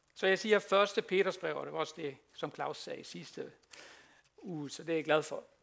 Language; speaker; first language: Danish; non-native, fluent; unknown